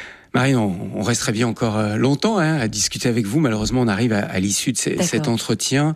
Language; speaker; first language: French; native; French